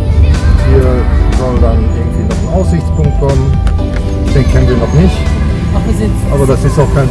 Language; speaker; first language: German; native; German